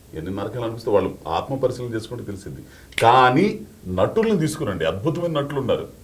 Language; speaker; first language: Telugu; native; Telugu